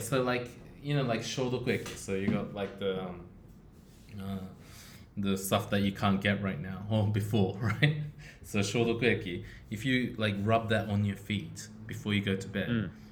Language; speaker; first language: English; early bilingual, other home language; Japanese